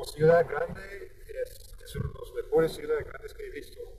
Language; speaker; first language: Spanish; non-native, fluent; English